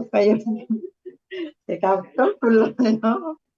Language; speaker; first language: Korean; non-native, learner; Japanese